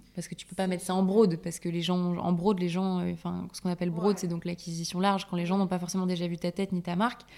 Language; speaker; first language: French; native; French